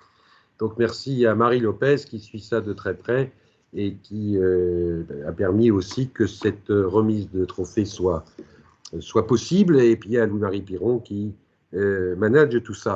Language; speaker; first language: French; native; French